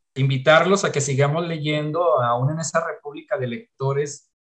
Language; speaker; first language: Spanish; native; Spanish